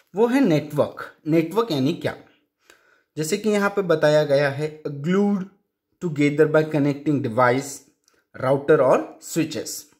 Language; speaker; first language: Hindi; non-native, local second language; Marathi